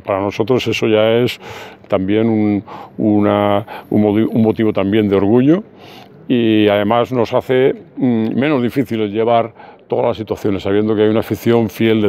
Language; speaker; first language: Spanish; native; Spanish